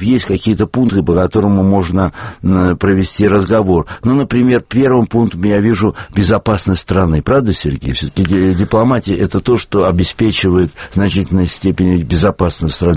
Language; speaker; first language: Russian; native; Russian